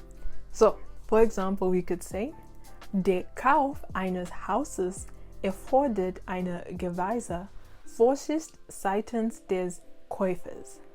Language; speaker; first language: German; non-native, learner; English